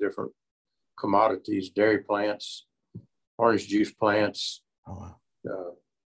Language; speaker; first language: English; native; English